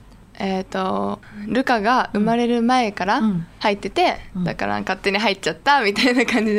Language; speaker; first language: Japanese; native; Japanese